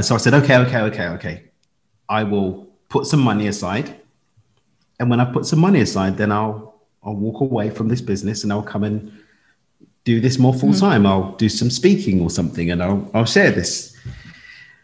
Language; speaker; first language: English; native; English